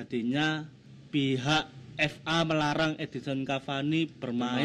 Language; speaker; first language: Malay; non-native, local second language; Javanese